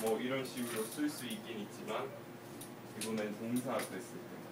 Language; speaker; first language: Korean; non-native, fluent; English